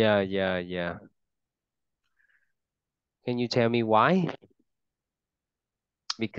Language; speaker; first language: English; non-native, fluent; Vietnamese